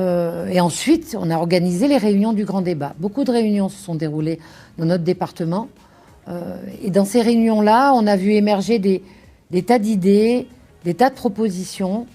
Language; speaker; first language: French; native; French